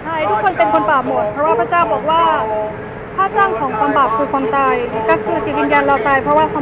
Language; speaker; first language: Thai; native; Thai